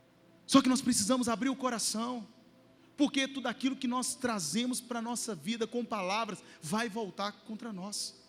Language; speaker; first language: Portuguese; native; Portuguese